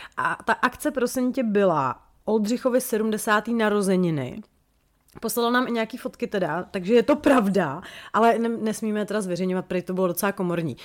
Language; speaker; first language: Czech; native; Czech